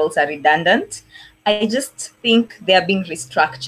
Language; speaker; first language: English; non-native, local second language; Swahili